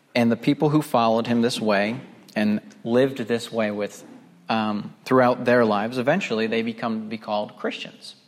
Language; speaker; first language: English; native; English